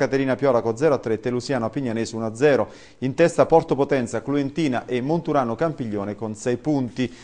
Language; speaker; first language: Italian; native; Italian